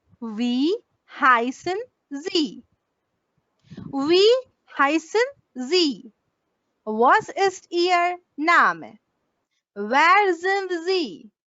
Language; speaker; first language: German; non-native, fluent; Bangla